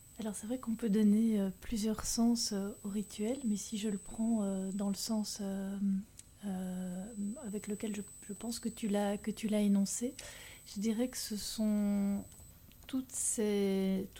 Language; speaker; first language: French; native; French